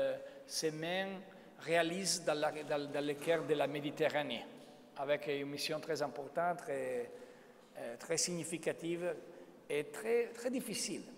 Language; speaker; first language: French; non-native, fluent; Italian